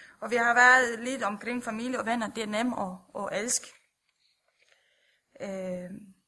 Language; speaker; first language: Danish; non-native, fluent; Romanian